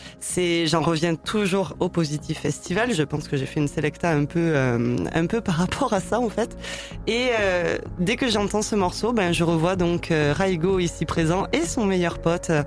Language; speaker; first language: French; native; French